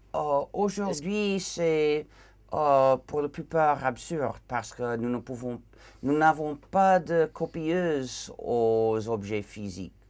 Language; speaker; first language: French; non-native, fluent; English